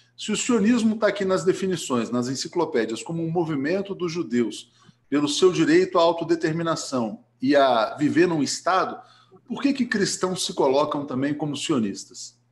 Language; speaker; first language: Portuguese; native; Portuguese